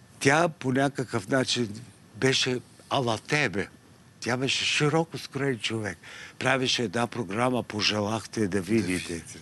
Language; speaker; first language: Bulgarian; native; Bulgarian